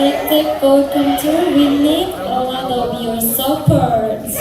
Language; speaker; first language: English; non-native, learner; Korean